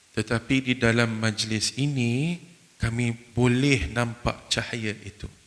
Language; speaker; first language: Malay; non-native, fluent; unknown